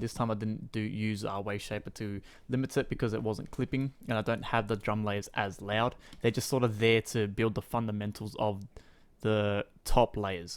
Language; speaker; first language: English; native; English